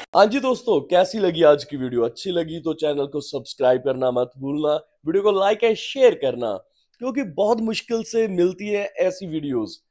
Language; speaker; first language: Hindi; native; Hindi